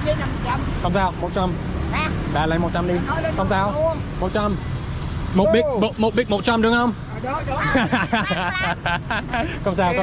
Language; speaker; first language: Vietnamese; non-native, learner; English